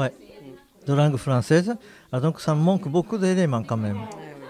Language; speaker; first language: French; non-native, fluent; Japanese